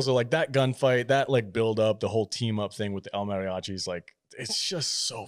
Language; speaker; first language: English; native; English